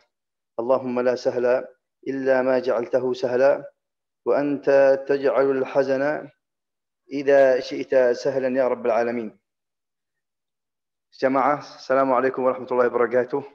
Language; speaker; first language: Arabic; native; Arabic